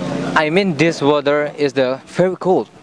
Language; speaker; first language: English; non-native, learner; Indonesian